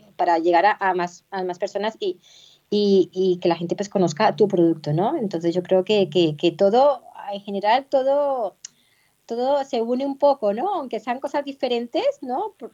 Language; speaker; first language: Spanish; native; Spanish